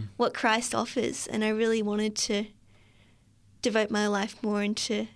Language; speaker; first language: English; native; English